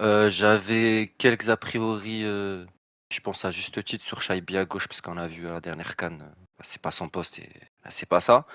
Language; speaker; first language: French; native; French